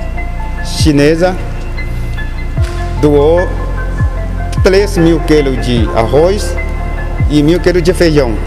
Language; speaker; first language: Portuguese; non-native, learner; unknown